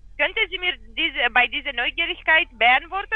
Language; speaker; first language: German; non-native, learner; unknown